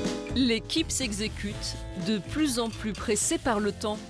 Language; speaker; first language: French; native; French